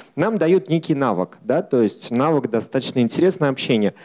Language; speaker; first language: Russian; native; Russian